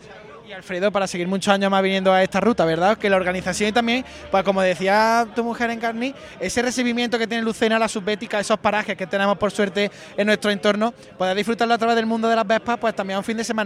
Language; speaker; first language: Spanish; native; Spanish